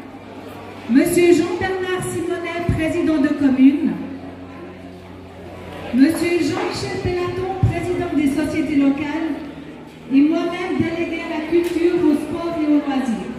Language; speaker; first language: French; native; French